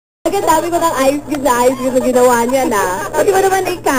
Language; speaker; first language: Filipino; native; Filipino